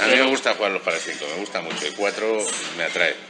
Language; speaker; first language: Spanish; native; Spanish